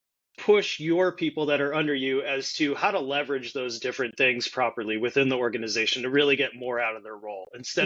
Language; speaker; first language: English; native; English